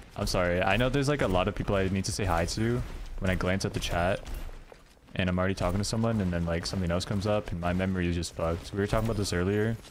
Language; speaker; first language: English; native; English